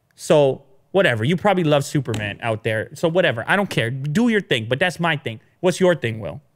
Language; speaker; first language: English; early bilingual, other home language; Italian